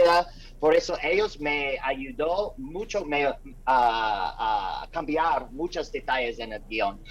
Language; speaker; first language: Spanish; non-native, learner; English